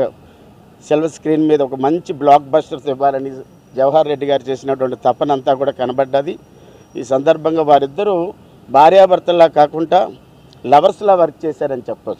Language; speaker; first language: Telugu; native; Telugu